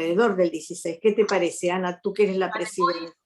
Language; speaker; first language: Spanish; native; Spanish